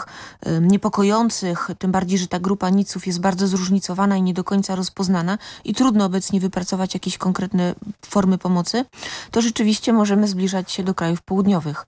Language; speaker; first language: Polish; native; Polish